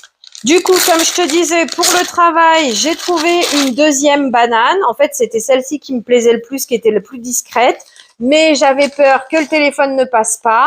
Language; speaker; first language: French; native; French